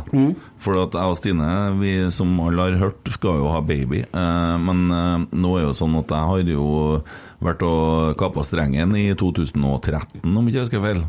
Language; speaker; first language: Norwegian; native; Norwegian